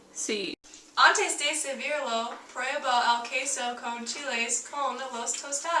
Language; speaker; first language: Spanish; non-native, learner; English